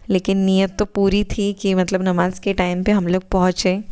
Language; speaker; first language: Hindi; native; Hindi